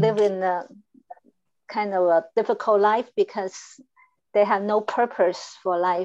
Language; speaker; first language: English; non-native, learner; Chinese